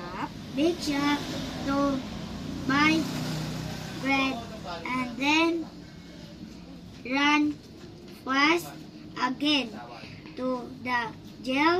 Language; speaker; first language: English; non-native, learner; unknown